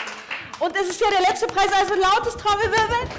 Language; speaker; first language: German; native; German